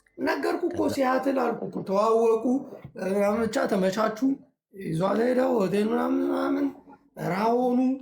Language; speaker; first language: Amharic; native; Amharic